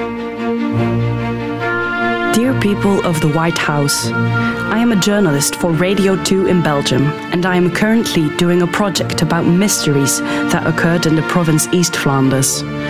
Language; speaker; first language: English; non-native, fluent; Dutch